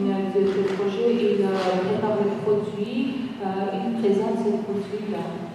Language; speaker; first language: French; non-native, fluent; Georgian